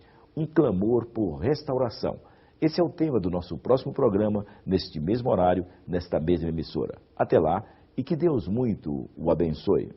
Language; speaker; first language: Portuguese; native; Portuguese